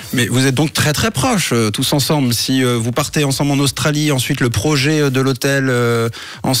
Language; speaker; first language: French; native; French